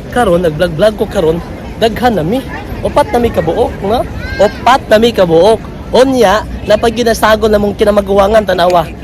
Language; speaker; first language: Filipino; non-native, local second language; Cebuano